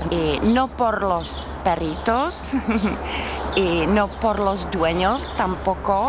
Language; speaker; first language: Spanish; non-native, fluent; Czech